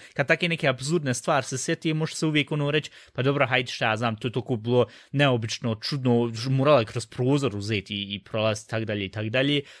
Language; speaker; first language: Bosnian; early bilingual, heritage; Bosnian